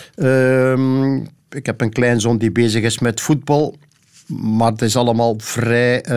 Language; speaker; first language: Dutch; native; Dutch